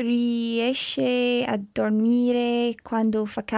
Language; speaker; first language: Italian; non-native, learner; English